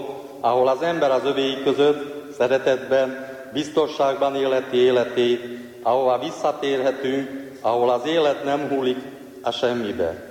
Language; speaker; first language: Hungarian; native; Hungarian